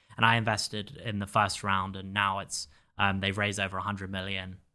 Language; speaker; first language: English; native; English